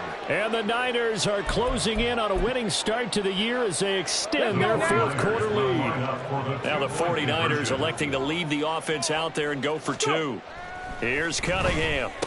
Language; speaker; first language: English; native; English